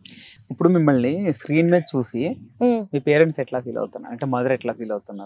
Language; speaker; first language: Telugu; native; Telugu